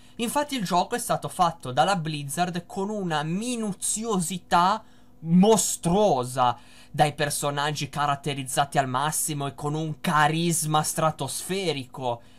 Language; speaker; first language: Italian; native; Italian